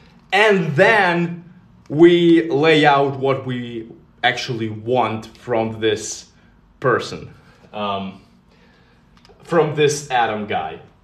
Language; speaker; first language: English; non-native, fluent; Ukrainian